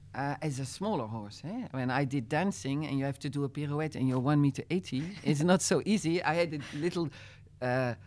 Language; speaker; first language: English; non-native, fluent; Dutch